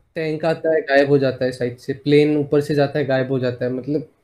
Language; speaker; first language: Hindi; non-native, local second language; Assamese